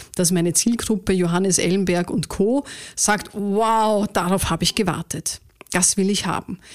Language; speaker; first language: German; native; German